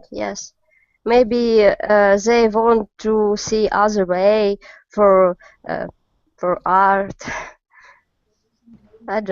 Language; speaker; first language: English; non-native, learner; Russian